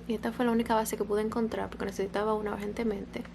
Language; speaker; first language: Spanish; early bilingual, other home language; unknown